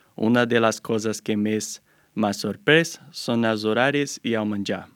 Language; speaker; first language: Catalan; non-native, learner; Portuguese